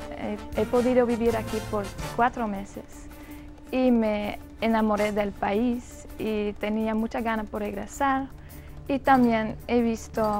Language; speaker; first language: Spanish; non-native, fluent; Dutch